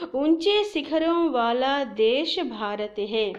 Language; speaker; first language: Hindi; non-native, local second language; Telugu